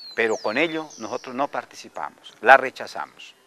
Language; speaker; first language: Spanish; non-native, local second language; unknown